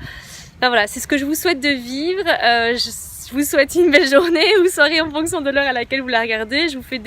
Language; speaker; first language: French; native; French